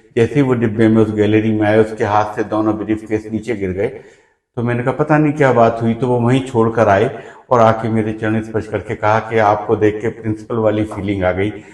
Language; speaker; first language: Hindi; native; Hindi